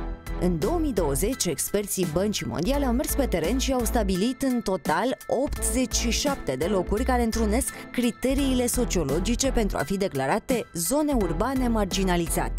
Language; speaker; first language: Romanian; native; Romanian